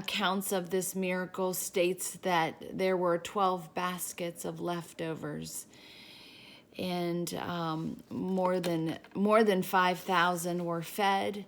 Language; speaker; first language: English; native; English